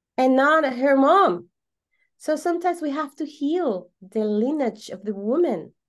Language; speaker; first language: English; non-native, fluent; Spanish